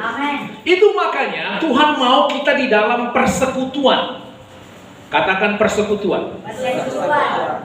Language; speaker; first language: Indonesian; native; Indonesian